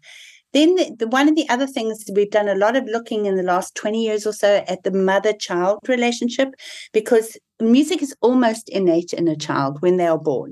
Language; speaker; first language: English; native; English